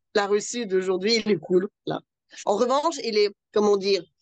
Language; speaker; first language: French; non-native, fluent; Russian